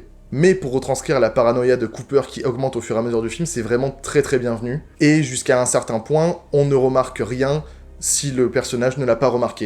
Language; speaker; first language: French; native; French